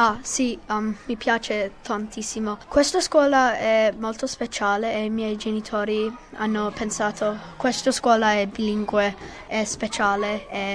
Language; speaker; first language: Italian; non-native, learner; English